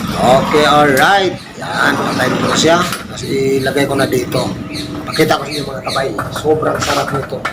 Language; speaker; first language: Filipino; non-native, local second language; Cebuano